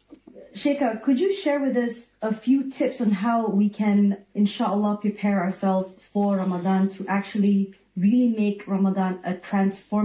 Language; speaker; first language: English; non-native, local second language; Malay